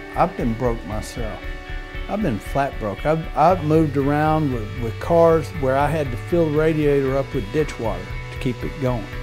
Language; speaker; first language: English; native; English